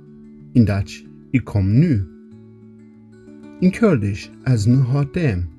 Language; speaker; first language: Dutch; non-native, learner; Kurdish